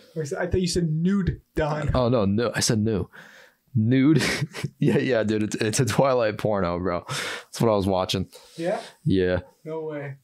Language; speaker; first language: English; native; English